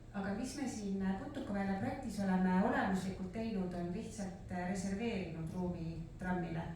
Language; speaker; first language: Estonian; native; Estonian